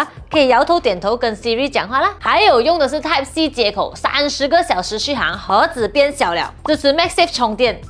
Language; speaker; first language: Chinese; non-native, local second language; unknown